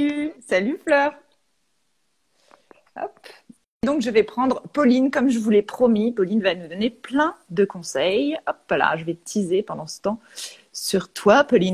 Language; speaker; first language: French; native; French